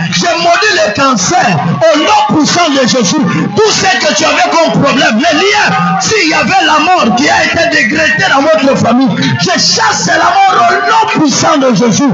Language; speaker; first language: French; non-native, local second language; Lingala